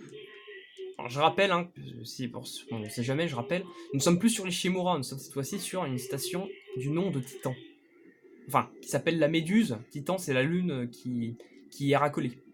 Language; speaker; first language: French; native; French